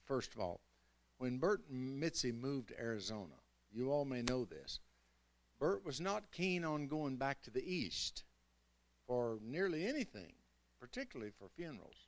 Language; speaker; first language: English; native; English